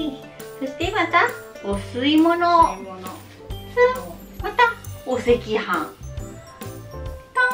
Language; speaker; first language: Japanese; non-native, fluent; Indonesian